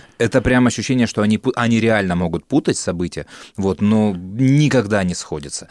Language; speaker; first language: Russian; native; Russian